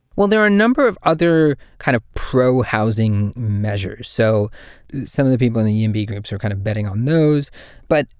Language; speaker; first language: English; native; English